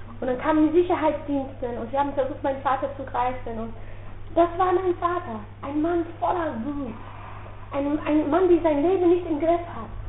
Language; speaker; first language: German; non-native, fluent; Dutch